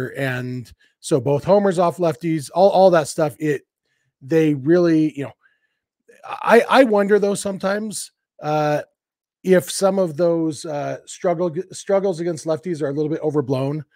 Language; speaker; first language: English; native; English